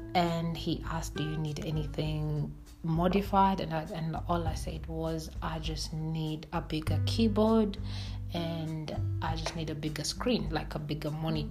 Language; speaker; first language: English; non-native, local second language; Swahili